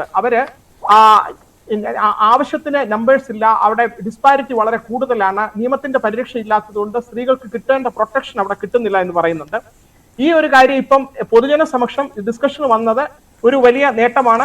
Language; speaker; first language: Malayalam; native; Malayalam